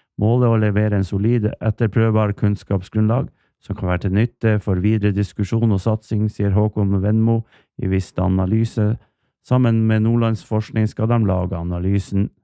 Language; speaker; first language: Norwegian; native; Norwegian